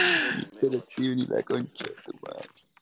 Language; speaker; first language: Spanish; native; Spanish